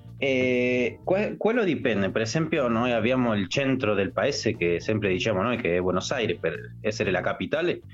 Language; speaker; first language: Italian; non-native, fluent; Spanish